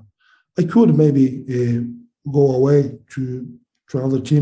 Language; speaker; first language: English; non-native, learner; Spanish